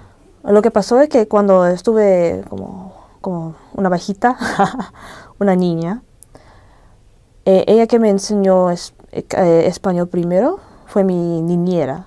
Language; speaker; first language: Spanish; early bilingual, heritage; English